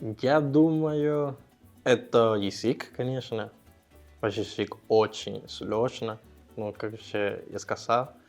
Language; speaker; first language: Russian; non-native, learner; Spanish